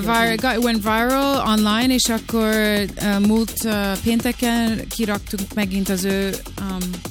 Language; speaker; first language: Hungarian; early bilingual, heritage; Hungarian